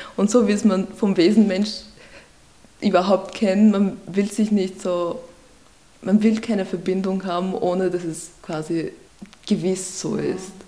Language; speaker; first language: German; early bilingual, other home language; Persian